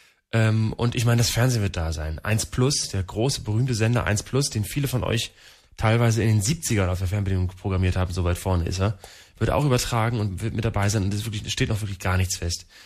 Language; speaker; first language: German; native; German